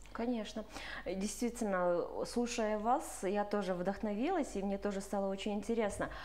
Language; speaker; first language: Russian; non-native, local second language; Kyrgyz